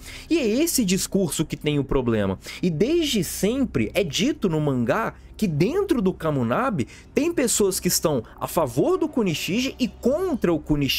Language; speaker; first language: Portuguese; native; Portuguese